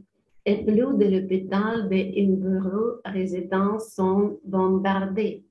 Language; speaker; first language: French; non-native, learner; Ukrainian